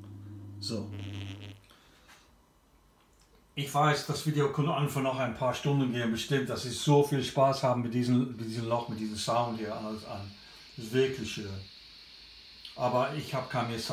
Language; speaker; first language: German; non-native, learner; English